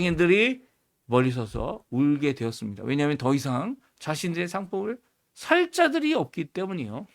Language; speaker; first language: Korean; native; Korean